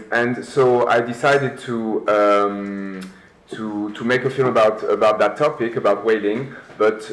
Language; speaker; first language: English; non-native, fluent; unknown